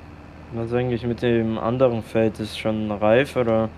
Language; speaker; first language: German; native; German